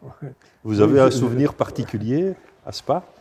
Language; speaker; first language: French; native; French